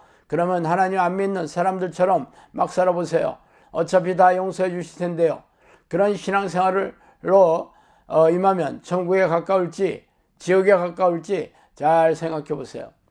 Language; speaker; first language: Korean; native; Korean